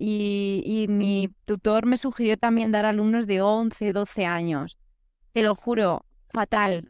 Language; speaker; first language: Spanish; native; Spanish